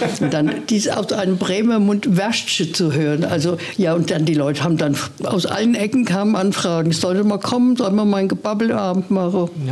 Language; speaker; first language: German; native; German